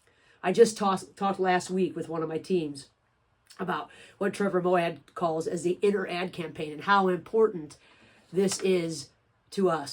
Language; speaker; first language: English; native; English